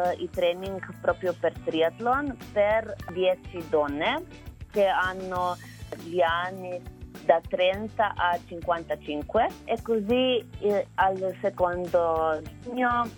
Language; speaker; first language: Italian; non-native, learner; Slovenian